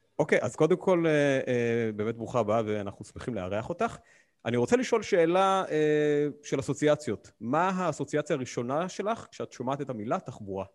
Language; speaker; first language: Hebrew; native; Hebrew